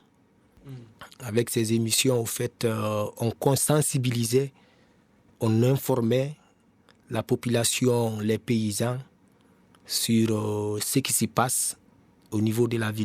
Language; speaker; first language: French; non-native, local second language; Mandingo